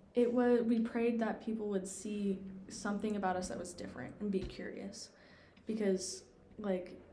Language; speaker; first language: English; native; English